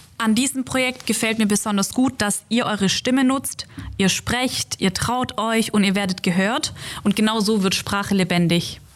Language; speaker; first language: German; native; German